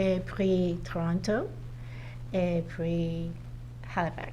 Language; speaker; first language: French; non-native, learner; English